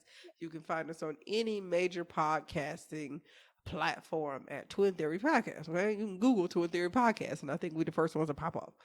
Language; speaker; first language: English; native; English